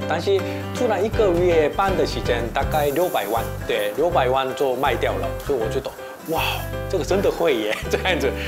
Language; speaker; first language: Chinese; non-native, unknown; Korean